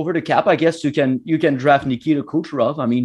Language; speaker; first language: English; non-native, fluent; French